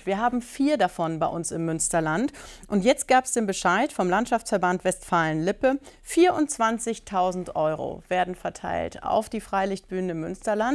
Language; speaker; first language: German; native; German